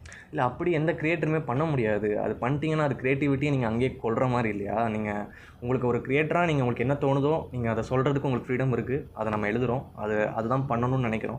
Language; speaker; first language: Tamil; native; Tamil